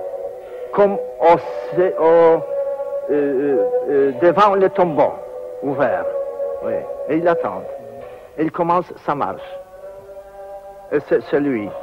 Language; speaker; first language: French; non-native, fluent; Polish